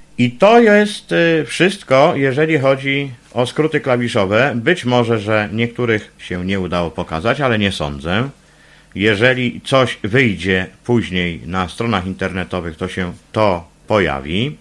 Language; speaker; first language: Polish; native; Polish